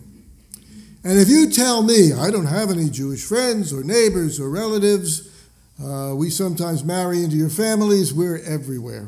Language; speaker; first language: English; native; English